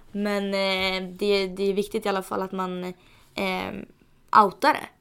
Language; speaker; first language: Swedish; early bilingual, other home language; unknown